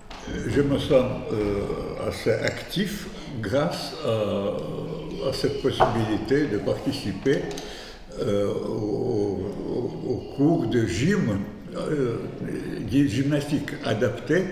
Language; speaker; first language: French; non-native, fluent; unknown